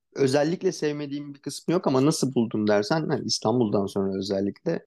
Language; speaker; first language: Turkish; native; Turkish